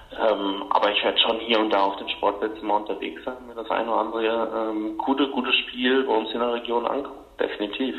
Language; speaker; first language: German; native; German